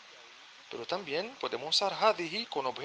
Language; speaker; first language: Spanish; non-native, fluent; Arabic